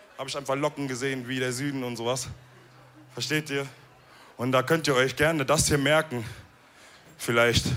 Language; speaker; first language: German; early bilingual, other home language; Wolof